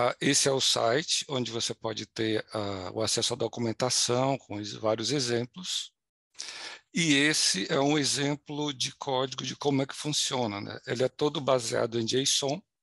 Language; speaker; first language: Portuguese; native; Portuguese